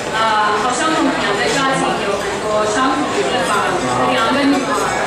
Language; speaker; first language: Chinese; non-native, learner; English